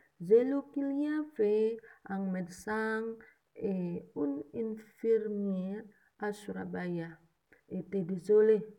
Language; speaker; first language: French; non-native, learner; Indonesian